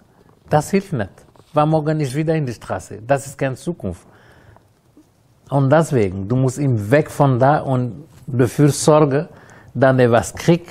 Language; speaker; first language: German; non-native, learner; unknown